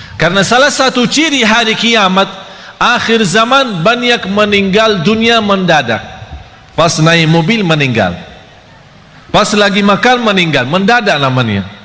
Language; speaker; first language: Malay; non-native, fluent; Arabic